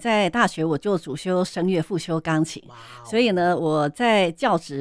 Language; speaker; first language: Chinese; non-native, local second language; Min Nan Chinese